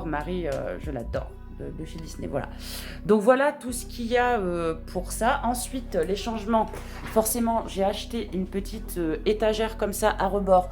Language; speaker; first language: French; native; French